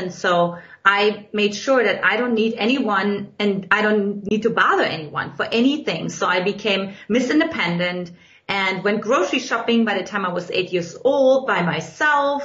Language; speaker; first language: English; non-native, fluent; German